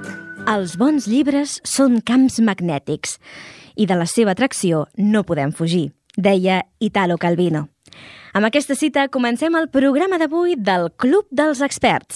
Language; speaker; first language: Catalan; native; Catalan